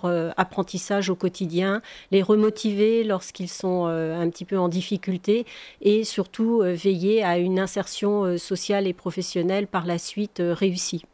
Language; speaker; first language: French; native; French